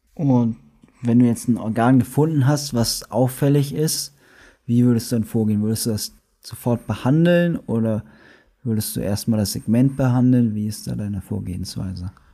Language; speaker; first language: German; native; German